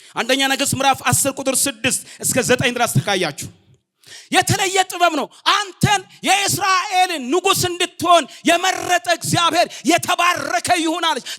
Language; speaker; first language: Amharic; non-native, local second language; Oromo